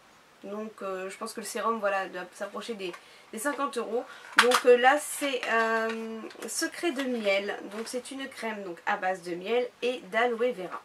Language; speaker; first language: French; native; French